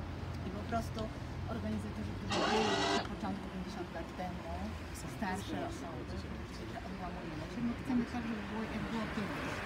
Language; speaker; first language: Polish; native; Polish